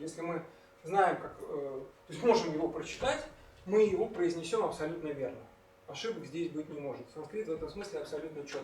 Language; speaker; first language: Russian; native; Russian